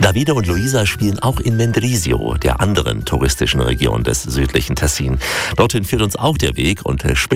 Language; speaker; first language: German; native; German